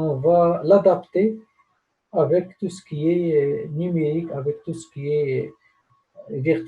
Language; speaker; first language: French; non-native, local second language; Arabic